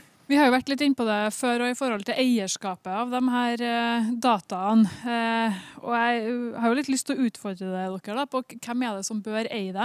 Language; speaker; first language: Norwegian; native; Norwegian